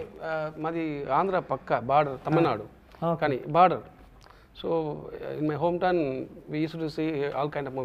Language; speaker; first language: Telugu; non-native, local second language; Tamil